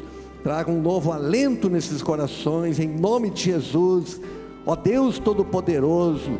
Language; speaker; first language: Portuguese; native; Portuguese